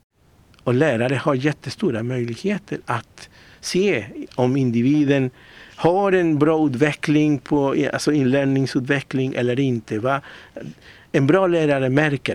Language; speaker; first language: Swedish; non-native, fluent; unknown